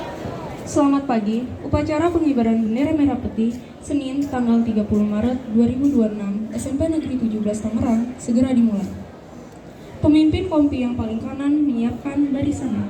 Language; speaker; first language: Indonesian; native; Indonesian